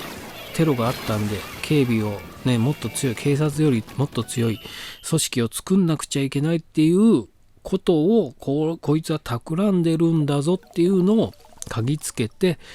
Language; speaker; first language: Japanese; native; Japanese